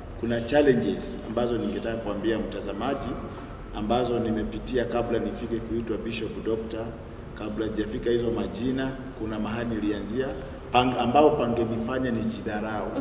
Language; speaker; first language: Swahili; non-native, local second language; Kikuyu